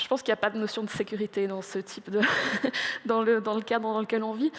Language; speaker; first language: French; native; French